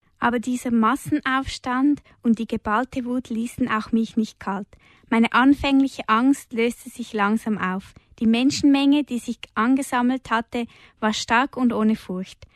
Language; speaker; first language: German; native; German